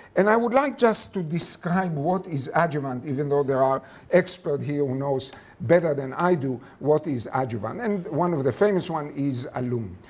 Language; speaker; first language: English; non-native, fluent; Hebrew